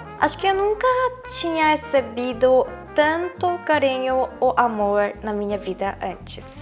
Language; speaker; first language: Portuguese; non-native, fluent; Korean